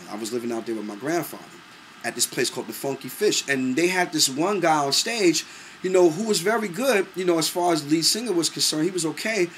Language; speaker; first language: English; native; English